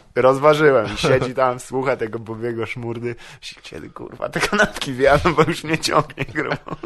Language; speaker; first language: Polish; native; Polish